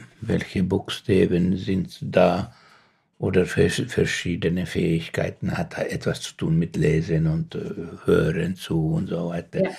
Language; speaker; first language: German; non-native, learner; Finnish